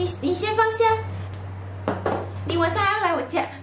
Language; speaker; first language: Chinese; native; Chinese